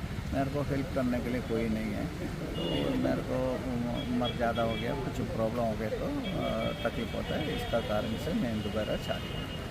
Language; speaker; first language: Hindi; non-native, local second language; Malayalam